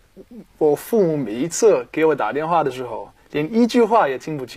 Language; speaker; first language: Chinese; non-native, fluent; German